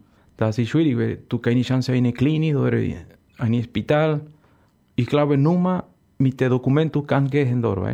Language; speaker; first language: German; non-native, learner; Spanish